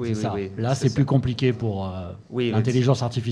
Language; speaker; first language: French; native; French